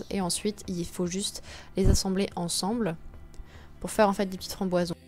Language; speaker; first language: French; native; French